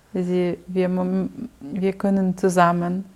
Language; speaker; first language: German; non-native, learner; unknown